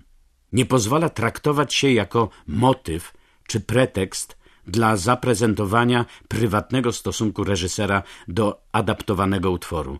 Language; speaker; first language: Polish; native; Polish